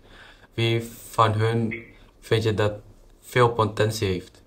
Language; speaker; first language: Dutch; non-native, fluent; Indonesian